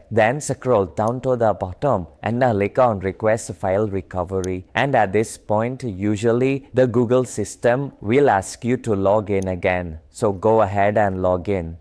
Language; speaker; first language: English; non-native, learner; Vietnamese